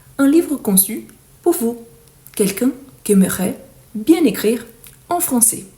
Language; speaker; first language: French; non-native, fluent; Portuguese